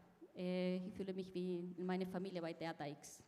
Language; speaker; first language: German; non-native, fluent; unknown